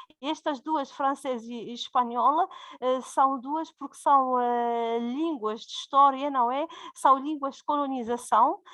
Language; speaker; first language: Portuguese; non-native, fluent; Berber languages